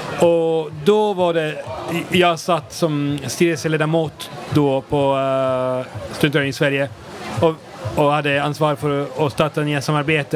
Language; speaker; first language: Swedish; non-native, fluent; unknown